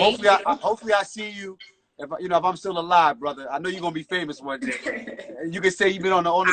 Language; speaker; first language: English; native; English